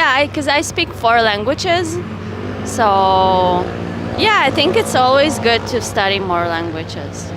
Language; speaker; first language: English; non-native, fluent; Hebrew